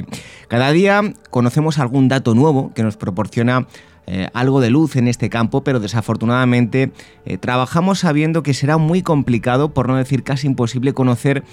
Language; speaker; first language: Spanish; native; Spanish